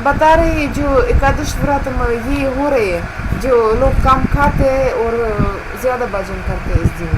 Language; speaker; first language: Hindi; non-native, fluent; Russian